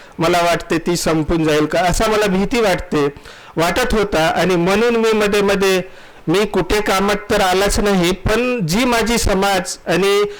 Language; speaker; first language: Marathi; non-native, local second language; Gondi